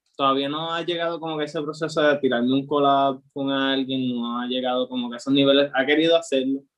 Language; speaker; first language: Spanish; native; Spanish